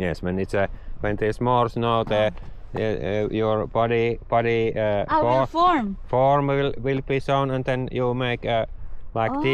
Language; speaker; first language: English; non-native, learner; Finnish